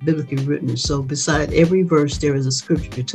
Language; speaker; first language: English; native; English